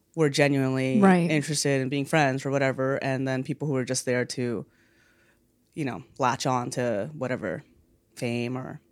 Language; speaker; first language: English; native; English